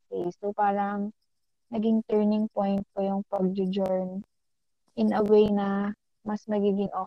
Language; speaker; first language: English; non-native, local second language; Filipino